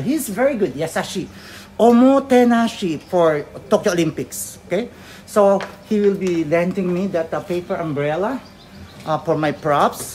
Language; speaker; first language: English; non-native, local second language; Filipino